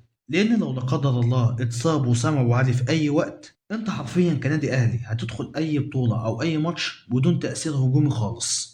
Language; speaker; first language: Arabic; native; Arabic